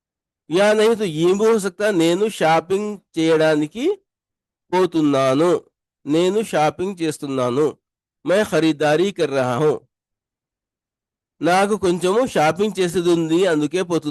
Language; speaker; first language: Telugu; non-native, local second language; Urdu